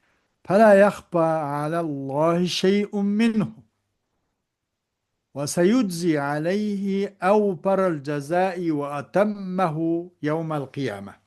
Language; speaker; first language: Arabic; non-native, fluent; Uyghur